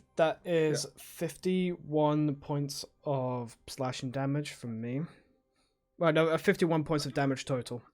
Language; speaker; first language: English; native; English